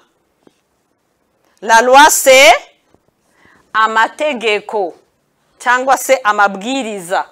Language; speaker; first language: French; non-native, local second language; Kinyarwanda